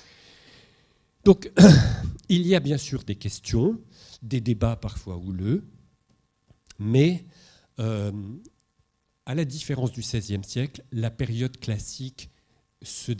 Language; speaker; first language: French; native; French